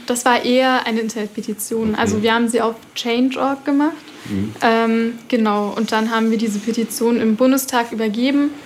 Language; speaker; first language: German; early bilingual, other home language; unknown